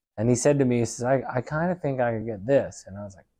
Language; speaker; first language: English; native; English